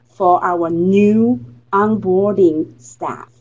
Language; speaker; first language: English; non-native, fluent; Chinese